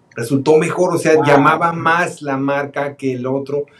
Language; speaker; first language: Spanish; native; Spanish